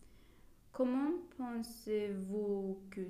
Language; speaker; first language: French; non-native, learner; Swedish